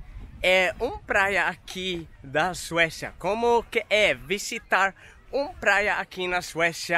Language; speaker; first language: Portuguese; non-native, fluent; Swedish